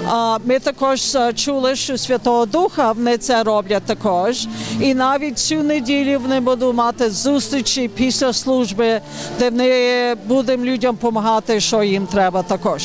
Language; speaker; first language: Ukrainian; early bilingual, heritage; Ukrainian